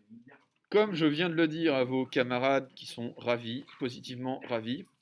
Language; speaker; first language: French; native; French